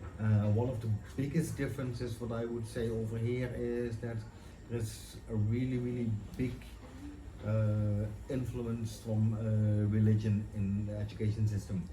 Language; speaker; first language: English; non-native, fluent; Dutch